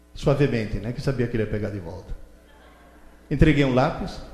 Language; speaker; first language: Portuguese; early bilingual, other home language; Italian